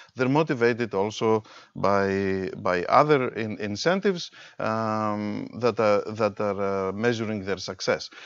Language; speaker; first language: English; non-native, fluent; Greek